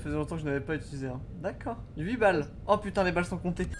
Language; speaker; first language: French; native; French